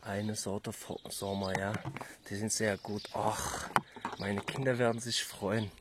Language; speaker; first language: German; non-native, fluent; Tajik